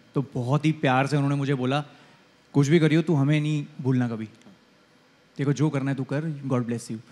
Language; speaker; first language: Hindi; native; Hindi